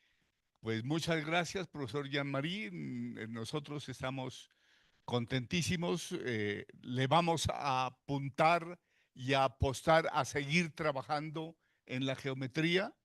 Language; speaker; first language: Spanish; native; Spanish